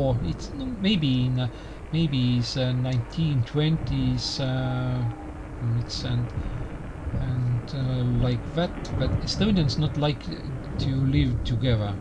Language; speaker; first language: English; non-native, learner; Estonian